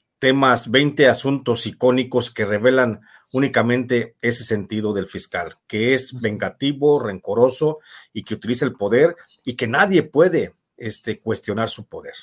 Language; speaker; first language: Spanish; native; Spanish